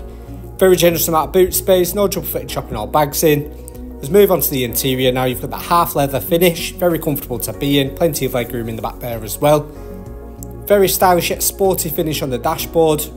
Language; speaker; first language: English; native; English